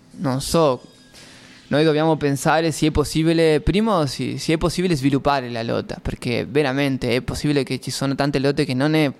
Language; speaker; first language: Italian; non-native, fluent; Spanish